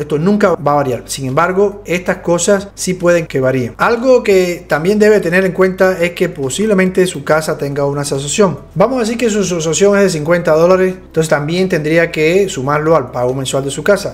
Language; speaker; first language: Spanish; native; Spanish